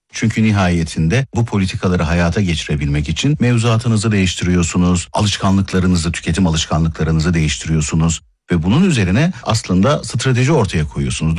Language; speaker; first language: Turkish; native; Turkish